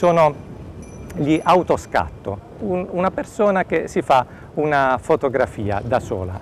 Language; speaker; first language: Italian; native; Italian